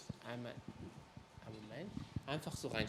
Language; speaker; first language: German; native; German